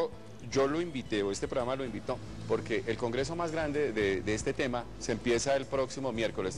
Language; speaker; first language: Spanish; native; Spanish